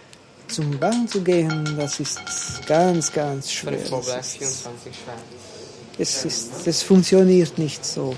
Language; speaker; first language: German; non-native, learner; Hungarian